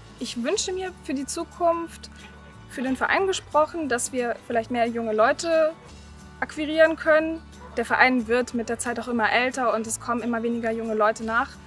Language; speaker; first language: German; early bilingual, other home language; Russian